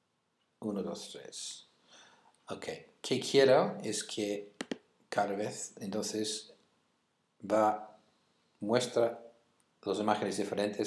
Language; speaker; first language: Spanish; non-native, fluent; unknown